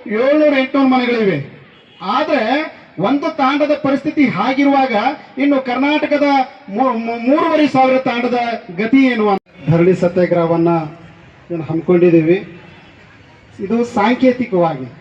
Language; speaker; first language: Kannada; non-native, local second language; Lambadi